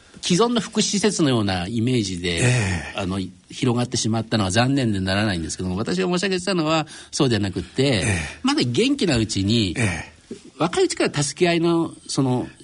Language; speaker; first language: Japanese; native; Japanese